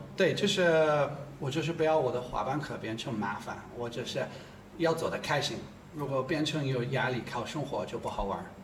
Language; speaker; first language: Chinese; non-native, fluent; English